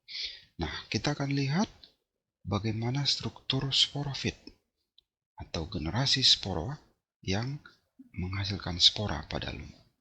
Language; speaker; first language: Indonesian; native; Indonesian